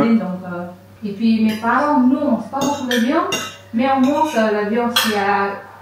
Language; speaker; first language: French; non-native, learner; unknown